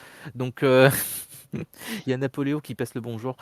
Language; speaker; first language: French; native; French